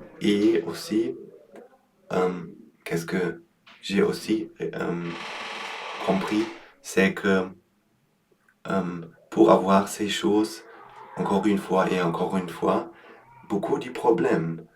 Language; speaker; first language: French; non-native, learner; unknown